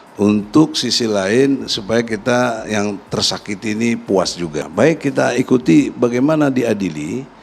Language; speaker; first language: Indonesian; native; Indonesian